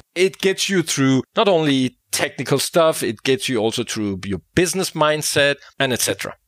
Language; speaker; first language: English; non-native, fluent; Danish